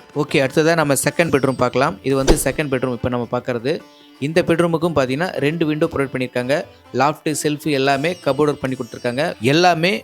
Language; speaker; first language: Tamil; native; Tamil